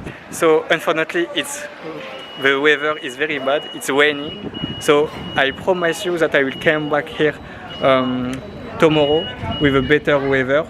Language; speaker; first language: English; non-native, learner; French